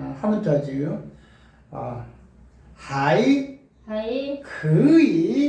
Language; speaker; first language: Korean; native; Korean